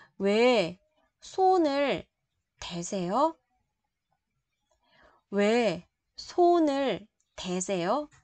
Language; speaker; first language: Korean; non-native, fluent; Vietnamese